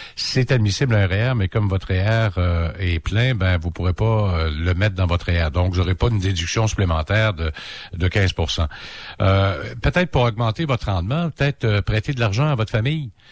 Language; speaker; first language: French; native; French